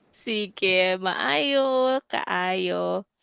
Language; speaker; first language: Cebuano; native; Cebuano